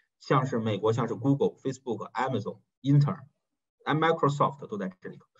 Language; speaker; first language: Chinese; native; Chinese